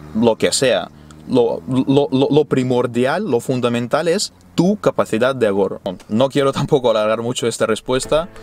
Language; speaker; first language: Spanish; non-native, fluent; Ukrainian